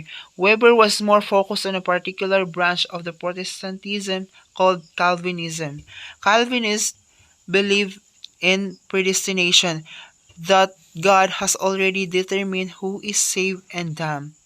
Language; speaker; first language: English; non-native, local second language; Filipino